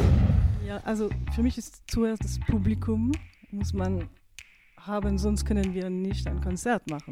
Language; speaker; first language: German; non-native, fluent; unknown